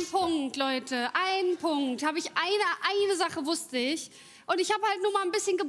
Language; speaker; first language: German; native; German